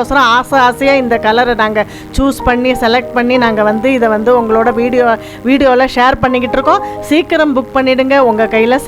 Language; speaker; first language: Tamil; native; Tamil